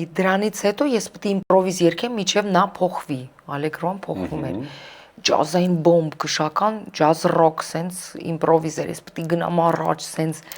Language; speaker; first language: Armenian; early bilingual, heritage; Armenian